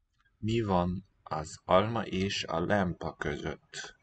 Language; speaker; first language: Hungarian; non-native, learner; English